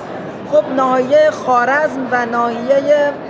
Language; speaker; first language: Persian; native; Persian